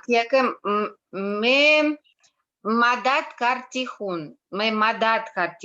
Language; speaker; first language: Hindi; non-native, learner; Russian